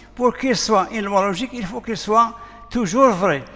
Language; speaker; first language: French; non-native, local second language; Arabic